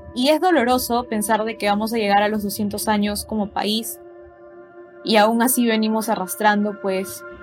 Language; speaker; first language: Spanish; native; Spanish